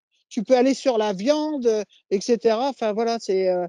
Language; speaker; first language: French; native; French